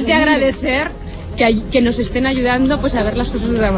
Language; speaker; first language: Spanish; native; Spanish